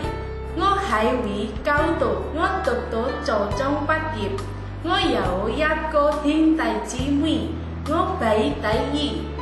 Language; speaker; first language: Cantonese; non-native, learner; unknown